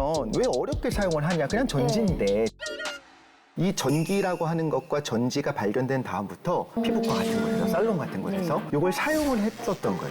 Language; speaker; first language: Korean; native; Korean